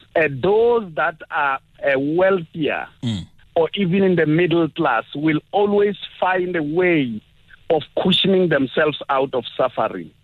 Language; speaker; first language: English; non-native, local second language; Tsonga